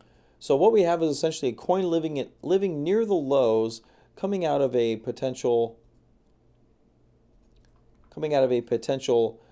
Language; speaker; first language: English; native; English